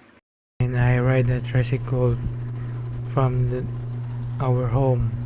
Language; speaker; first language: English; non-native, learner; Cebuano